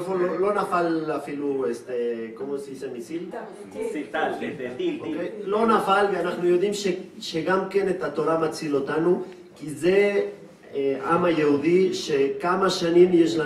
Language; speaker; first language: Hebrew; non-native, fluent; Spanish